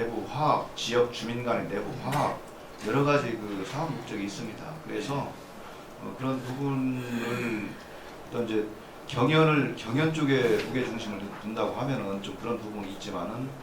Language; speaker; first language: Korean; native; Korean